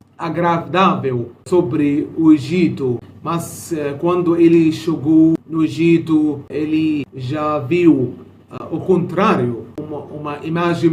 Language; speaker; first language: Portuguese; non-native, fluent; Arabic